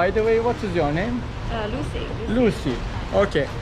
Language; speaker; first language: English; non-native, learner; Turkish